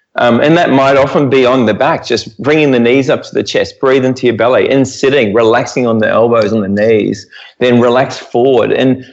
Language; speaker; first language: English; native; English